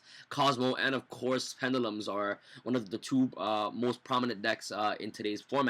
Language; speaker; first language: English; native; English